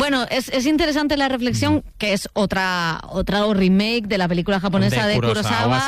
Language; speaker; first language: Spanish; native; Spanish